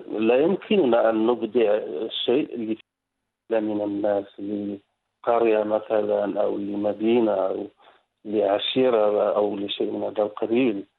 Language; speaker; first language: Arabic; non-native, local second language; Riffian